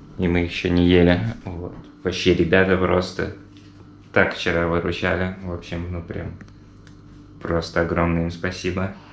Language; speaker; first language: Russian; native; Russian